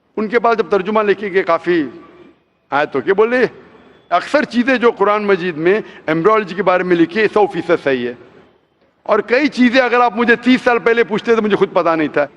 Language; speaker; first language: Hindi; non-native, local second language; Konkani